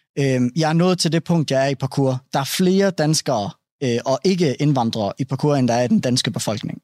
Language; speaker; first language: Danish; early bilingual, other home language; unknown